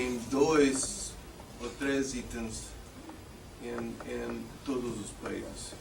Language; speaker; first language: Portuguese; non-native, fluent; English